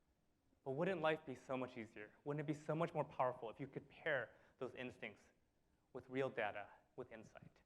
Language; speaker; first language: English; native; English